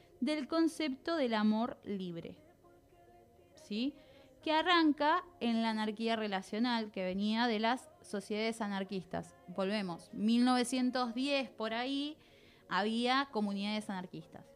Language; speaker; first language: Spanish; native; Spanish